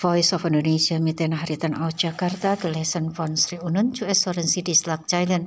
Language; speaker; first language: German; non-native, fluent; Indonesian